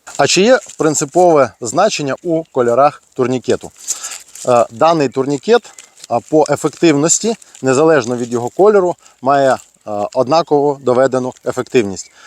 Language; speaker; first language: Ukrainian; native; Ukrainian